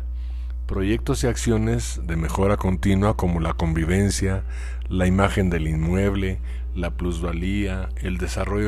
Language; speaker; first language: Spanish; native; Spanish